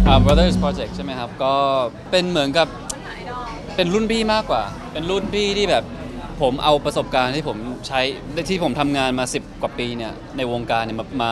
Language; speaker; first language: Thai; early bilingual, heritage; Thai